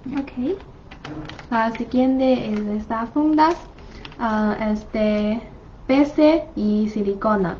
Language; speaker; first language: Spanish; non-native, learner; Chinese